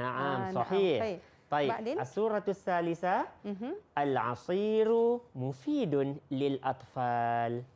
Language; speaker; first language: Arabic; non-native, fluent; Malay